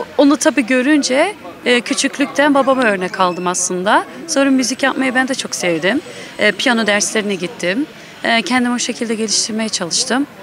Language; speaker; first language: Turkish; early bilingual, heritage; Turkish